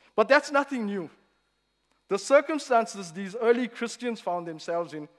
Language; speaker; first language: English; native; English